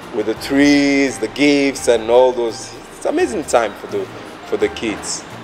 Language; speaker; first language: English; non-native, local second language; Igbo